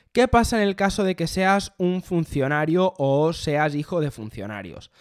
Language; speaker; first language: Spanish; native; Spanish